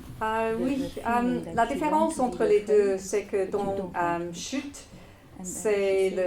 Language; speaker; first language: French; non-native, fluent; English